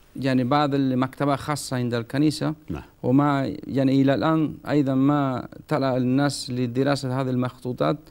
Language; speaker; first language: Arabic; non-native, learner; Spanish